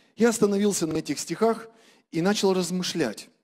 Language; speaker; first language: Russian; native; Russian